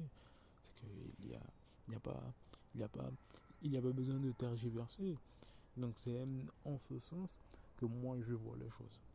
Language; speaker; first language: French; native; French